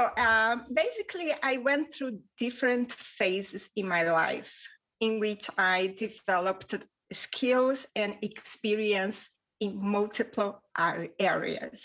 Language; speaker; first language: English; non-native, fluent; Portuguese